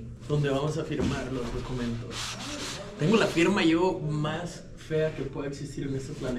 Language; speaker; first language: Spanish; native; Spanish